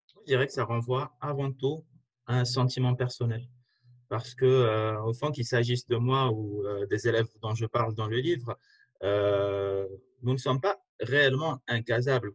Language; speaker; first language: French; non-native, local second language; Arabic